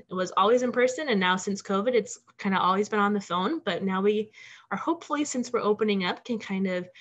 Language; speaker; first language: English; native; English